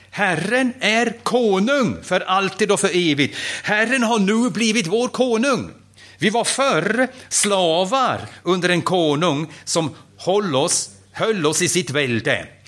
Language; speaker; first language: Swedish; non-native, fluent; German